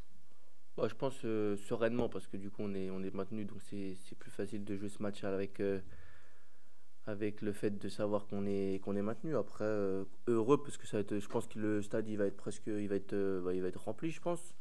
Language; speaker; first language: French; native; French